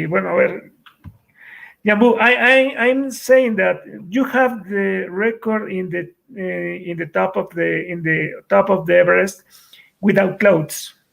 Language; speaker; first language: English; non-native, fluent; Spanish